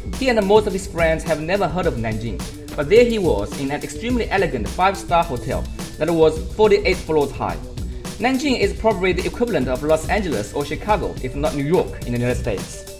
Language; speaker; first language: English; non-native, fluent; Chinese